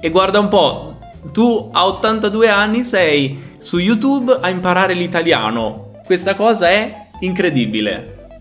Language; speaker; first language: Italian; native; Italian